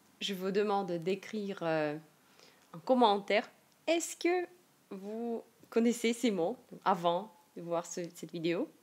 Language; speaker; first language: French; non-native, fluent; Russian